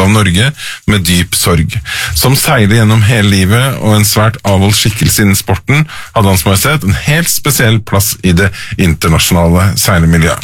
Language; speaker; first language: Norwegian; native; Norwegian